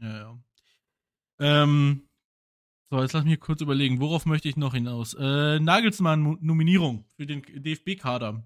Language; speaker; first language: German; native; German